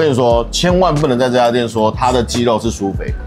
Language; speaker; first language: Chinese; native; Chinese